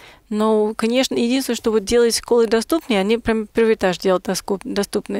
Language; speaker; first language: Russian; non-native, fluent; English